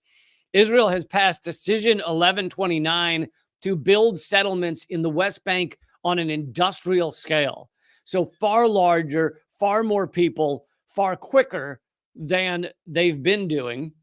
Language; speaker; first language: English; native; English